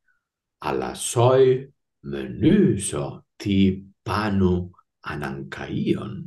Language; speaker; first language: Greek; non-native, fluent; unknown